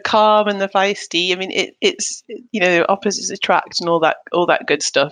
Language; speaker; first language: English; native; English